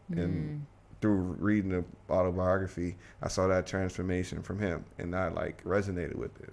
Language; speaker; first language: English; native; English